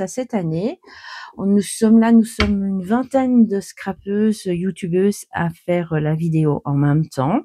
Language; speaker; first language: French; native; French